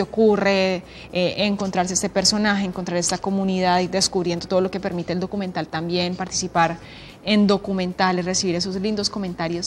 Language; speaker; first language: Spanish; native; Spanish